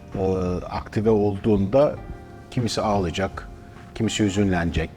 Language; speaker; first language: Turkish; native; Turkish